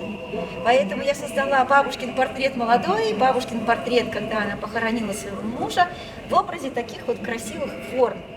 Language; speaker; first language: Russian; native; Russian